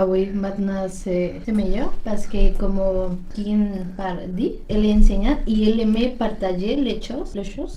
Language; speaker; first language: French; non-native, learner; Spanish